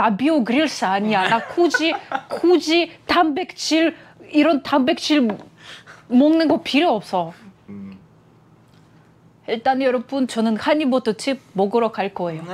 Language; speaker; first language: Korean; non-native, learner; Russian